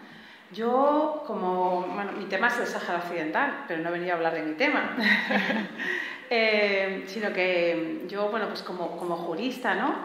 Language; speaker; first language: Spanish; native; Spanish